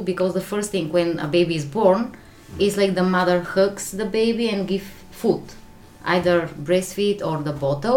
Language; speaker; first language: English; non-native, fluent; Bulgarian